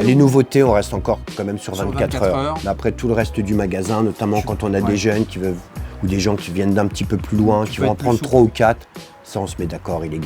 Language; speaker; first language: French; native; French